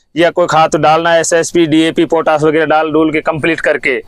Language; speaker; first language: Hindi; native; Hindi